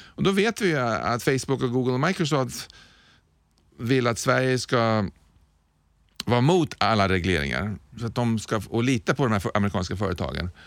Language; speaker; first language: Swedish; native; Swedish